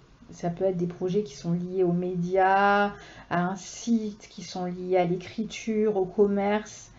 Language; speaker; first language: French; native; French